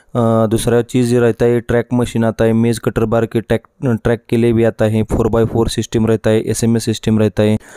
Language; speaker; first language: Hindi; non-native, local second language; Marathi